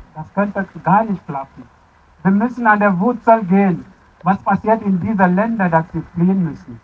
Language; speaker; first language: German; non-native, fluent; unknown